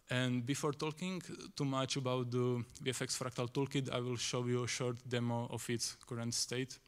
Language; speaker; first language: English; non-native, fluent; Slovak